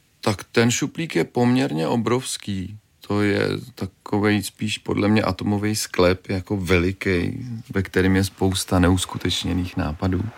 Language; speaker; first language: Czech; native; Czech